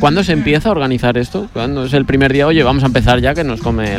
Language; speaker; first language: Spanish; native; Spanish